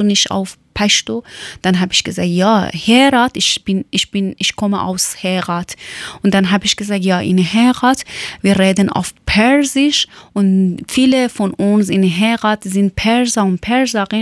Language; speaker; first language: German; non-native, learner; Persian